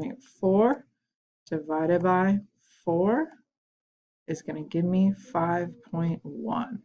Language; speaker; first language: English; native; English